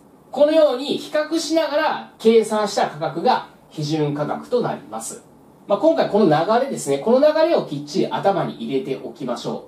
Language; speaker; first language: Japanese; native; Japanese